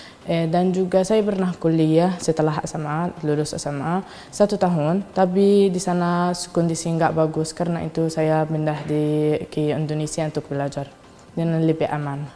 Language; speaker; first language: Indonesian; non-native, learner; Arabic